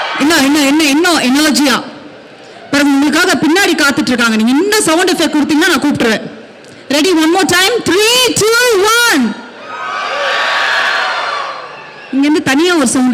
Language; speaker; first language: Tamil; native; Tamil